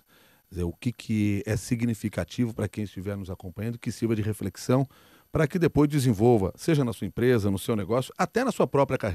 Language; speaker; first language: Portuguese; native; Portuguese